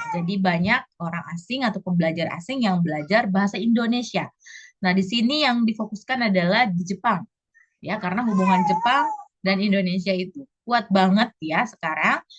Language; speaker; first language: Indonesian; native; Indonesian